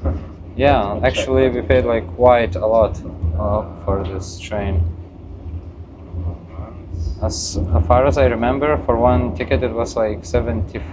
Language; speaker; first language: English; non-native, fluent; Lithuanian